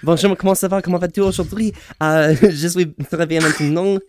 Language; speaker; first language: French; non-native, learner; English